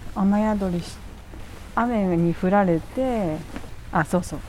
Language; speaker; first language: Japanese; native; Japanese